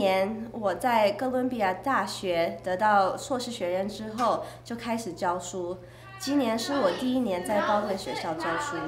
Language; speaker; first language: Chinese; early bilingual, heritage; Chinese